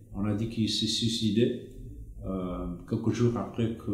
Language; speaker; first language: French; non-native, fluent; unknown